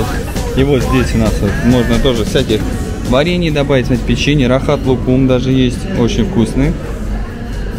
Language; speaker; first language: Russian; native; Russian